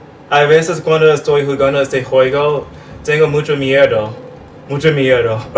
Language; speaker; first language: Spanish; non-native, fluent; English